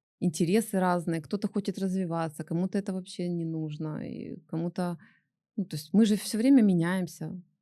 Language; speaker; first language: Russian; native; Russian